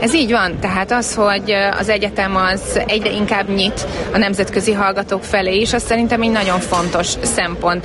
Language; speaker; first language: Hungarian; native; Hungarian